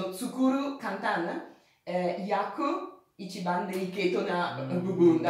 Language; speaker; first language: Japanese; non-native, learner; Italian